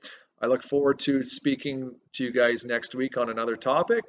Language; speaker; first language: English; native; English